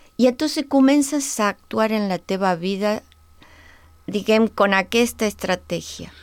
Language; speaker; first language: Catalan; non-native, fluent; Spanish